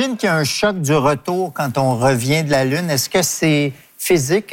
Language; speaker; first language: French; native; French